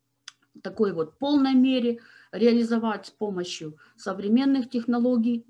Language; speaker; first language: Russian; native; Russian